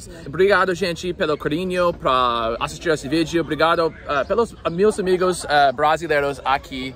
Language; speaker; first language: Portuguese; non-native, fluent; English